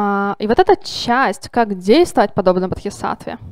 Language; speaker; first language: Russian; native; Russian